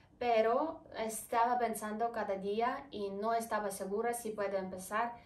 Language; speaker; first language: Spanish; non-native, fluent; Ukrainian